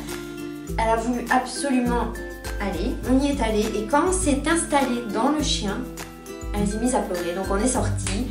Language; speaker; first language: French; native; French